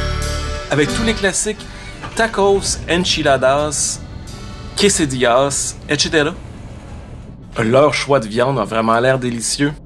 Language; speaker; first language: French; native; French